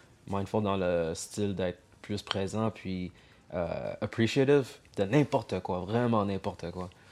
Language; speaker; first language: French; early bilingual, heritage; French